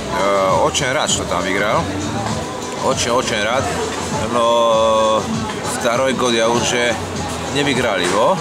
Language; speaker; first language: Russian; non-native, learner; Slovak